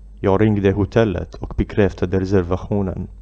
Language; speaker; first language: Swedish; non-native, fluent; Arabic